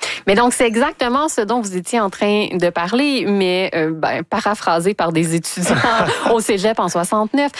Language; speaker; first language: French; native; French